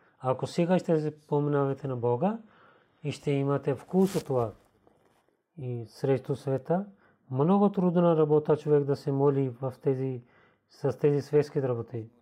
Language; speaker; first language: Bulgarian; non-native, learner; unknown